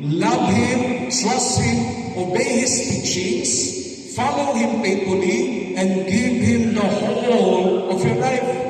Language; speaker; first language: English; non-native, local second language; Filipino